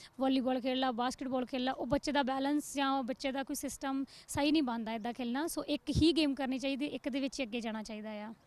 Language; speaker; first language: Punjabi; native; Punjabi